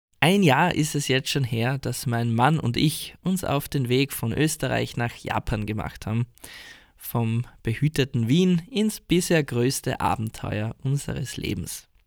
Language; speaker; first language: German; native; German